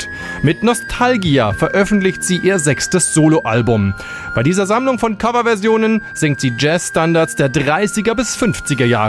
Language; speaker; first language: German; native; German